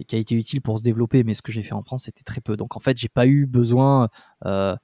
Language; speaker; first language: French; native; French